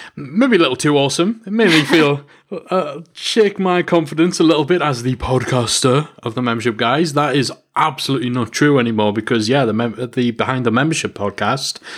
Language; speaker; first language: English; native; English